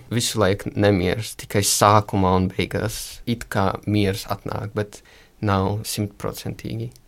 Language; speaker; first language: Latvian; early bilingual, other home language; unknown